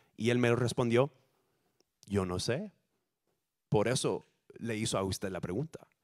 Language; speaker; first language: Spanish; non-native, fluent; English